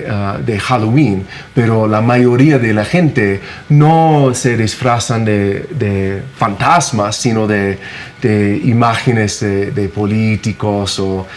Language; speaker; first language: Spanish; non-native, fluent; English